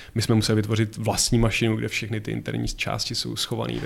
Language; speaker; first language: Czech; native; Czech